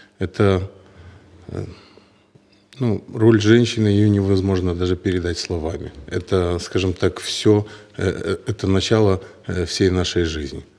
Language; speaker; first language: Russian; native; Russian